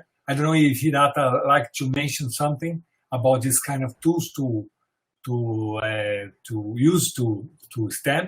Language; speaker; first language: English; non-native, fluent; Portuguese